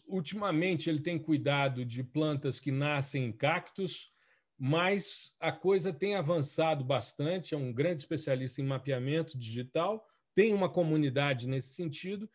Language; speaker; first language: Portuguese; native; Portuguese